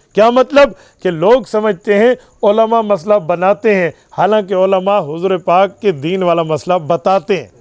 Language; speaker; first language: Urdu; non-native, local second language; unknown